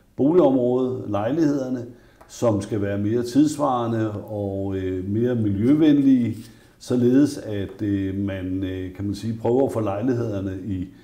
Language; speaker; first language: Danish; native; Danish